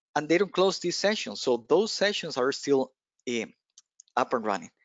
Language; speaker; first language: English; non-native, fluent; Spanish